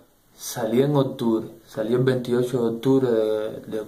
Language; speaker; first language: Spanish; native; Spanish